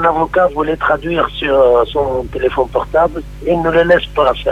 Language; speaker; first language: French; non-native, local second language; Arabic